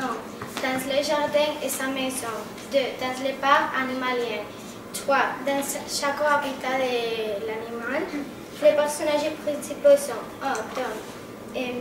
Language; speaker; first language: French; non-native, learner; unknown